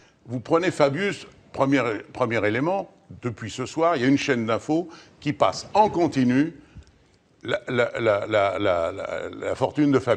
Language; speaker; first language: French; native; French